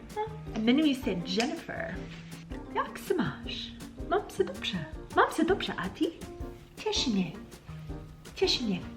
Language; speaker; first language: Czech; non-native, learner; English